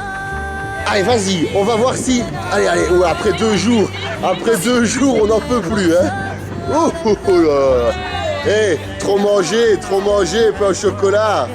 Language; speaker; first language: French; native; French